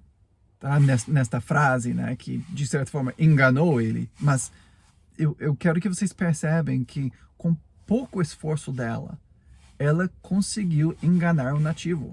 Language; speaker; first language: Portuguese; non-native, fluent; English